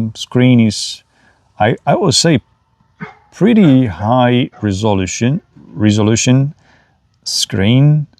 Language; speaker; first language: English; non-native, fluent; Slovak